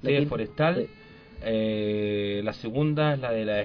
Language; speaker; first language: Spanish; native; Spanish